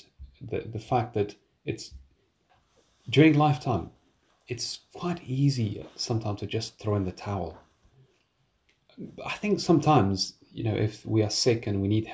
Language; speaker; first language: English; non-native, fluent; Persian